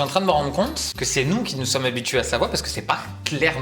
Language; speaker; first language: French; native; French